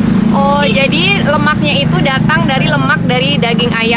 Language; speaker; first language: Indonesian; native; Indonesian